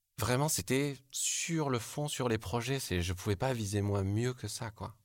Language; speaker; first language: French; early bilingual, other home language; Korean